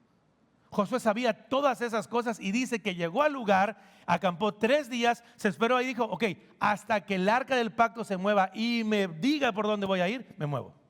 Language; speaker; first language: Spanish; native; Spanish